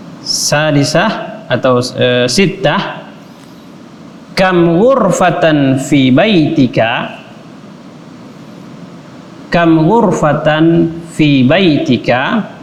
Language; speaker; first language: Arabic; non-native, fluent; Indonesian